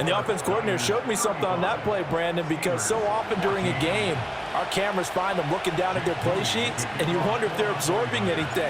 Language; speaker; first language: English; native; English